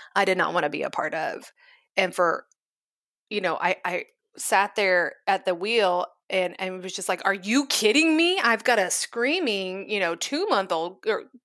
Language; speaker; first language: English; native; English